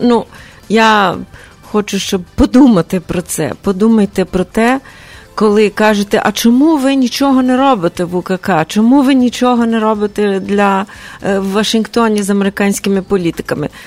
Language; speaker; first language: Ukrainian; early bilingual, heritage; Ukrainian